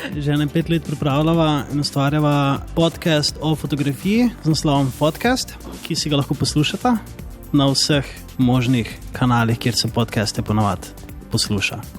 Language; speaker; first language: Slovenian; native; Slovenian